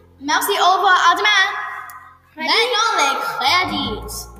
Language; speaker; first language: French; non-native, learner; English